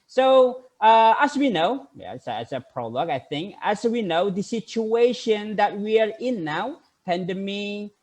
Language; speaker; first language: English; non-native, fluent; Indonesian